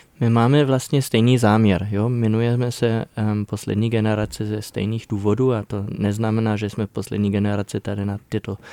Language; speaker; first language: Czech; non-native, fluent; German